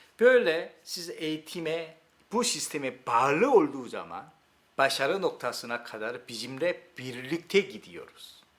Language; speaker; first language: Turkish; non-native, learner; Korean